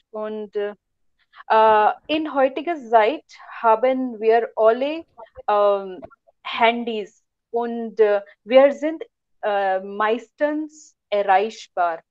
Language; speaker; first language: German; non-native, learner; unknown